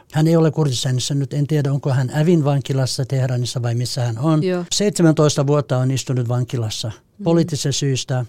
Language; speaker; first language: Finnish; non-native, fluent; Persian